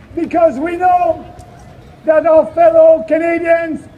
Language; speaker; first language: English; non-native, fluent; French